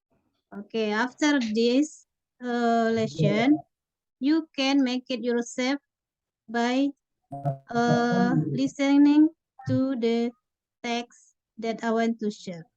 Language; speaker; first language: English; non-native, fluent; Indonesian